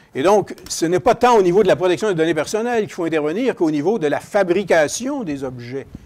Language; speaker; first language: French; native; French